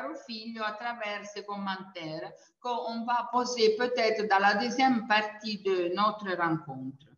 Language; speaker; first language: French; non-native, fluent; Italian